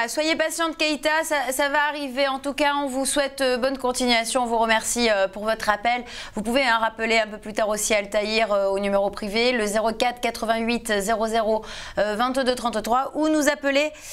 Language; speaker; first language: French; native; French